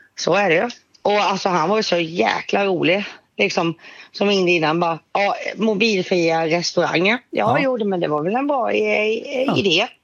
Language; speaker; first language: Swedish; native; Swedish